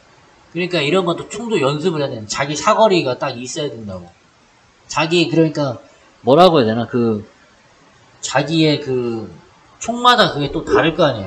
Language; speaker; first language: Korean; native; Korean